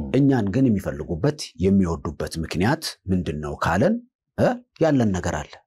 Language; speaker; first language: Amharic; native; Amharic